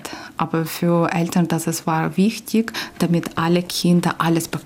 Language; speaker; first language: German; non-native, learner; Ukrainian